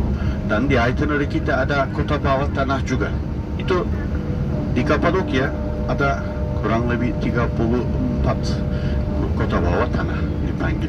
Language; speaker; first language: Indonesian; non-native, fluent; Turkish